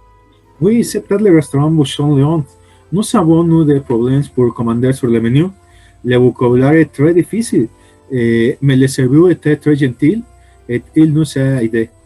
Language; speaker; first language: French; non-native, learner; Spanish